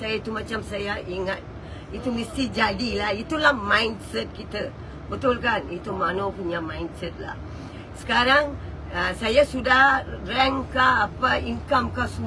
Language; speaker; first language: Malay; non-native, local second language; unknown